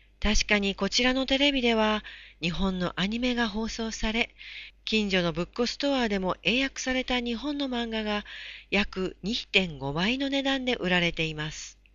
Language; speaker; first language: Japanese; native; Japanese